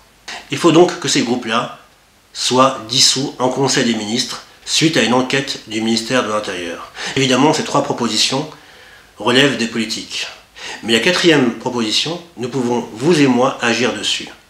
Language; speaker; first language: French; native; French